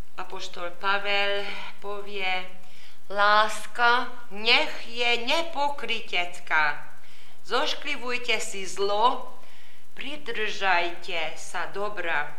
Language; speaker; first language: Slovak; early bilingual, heritage; Slovak